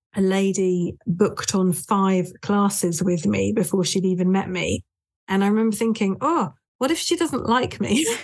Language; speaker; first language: English; native; English